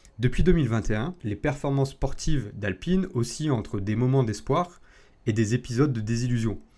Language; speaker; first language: French; native; French